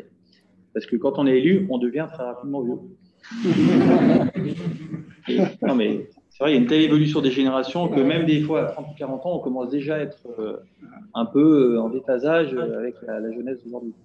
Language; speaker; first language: French; native; French